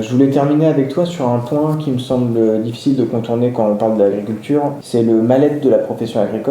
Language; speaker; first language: French; native; French